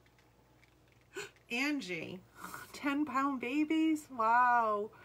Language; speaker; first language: English; native; English